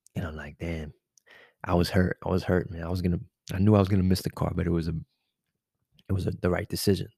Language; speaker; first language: English; native; English